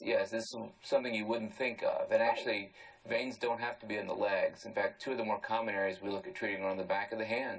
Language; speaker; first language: English; native; English